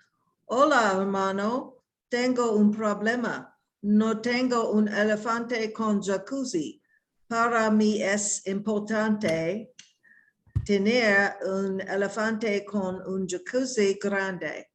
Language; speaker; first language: Spanish; non-native, learner; English